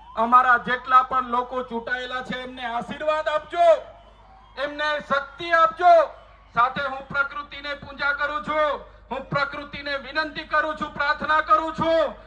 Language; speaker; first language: Gujarati; non-native, local second language; Vasavi